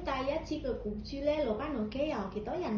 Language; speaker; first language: Cantonese; native; Cantonese